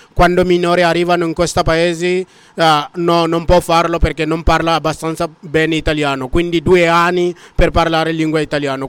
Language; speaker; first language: Italian; non-native, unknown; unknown